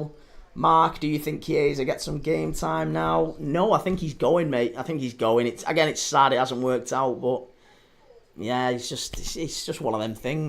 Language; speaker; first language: English; native; English